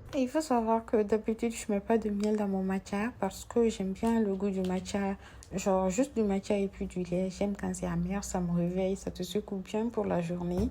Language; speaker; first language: French; non-native, local second language; Fula